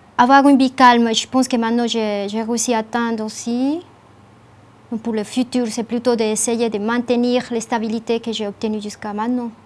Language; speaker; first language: French; non-native, fluent; Spanish